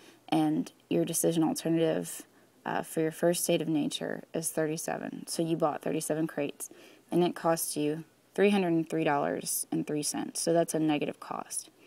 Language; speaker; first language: English; native; English